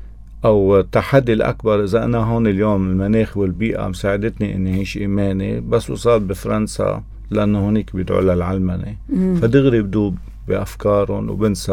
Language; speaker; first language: Arabic; native; Arabic